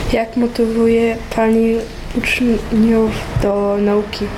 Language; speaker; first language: Polish; early bilingual, heritage; Polish